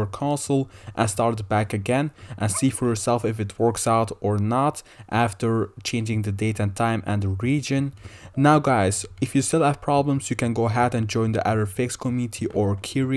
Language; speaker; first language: English; non-native, fluent; Dutch